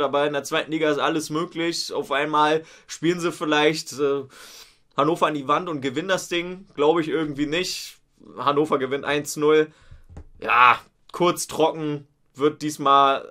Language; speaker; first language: German; native; German